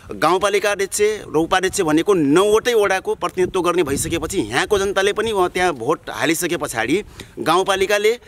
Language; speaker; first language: Nepali; non-native, local second language; Dangaura Tharu